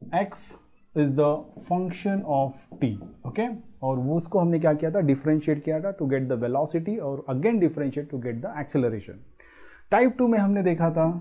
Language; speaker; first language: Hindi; non-native, local second language; Marathi